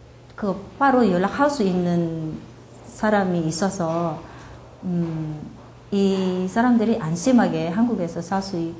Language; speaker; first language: Korean; non-native, fluent; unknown